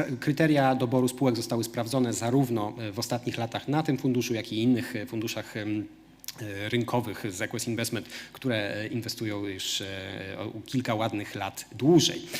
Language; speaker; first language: Polish; native; Polish